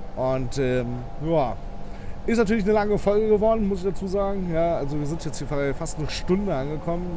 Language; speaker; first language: German; native; German